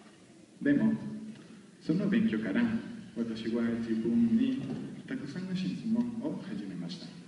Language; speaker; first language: Japanese; non-native, learner; Spanish